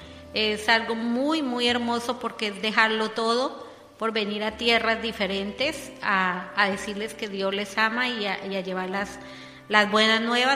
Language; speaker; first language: Spanish; native; Spanish